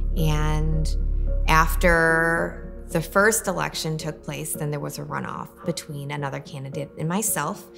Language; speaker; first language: English; native; English